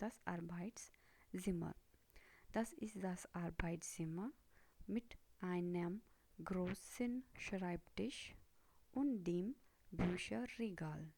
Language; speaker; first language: German; non-native, fluent; Hindi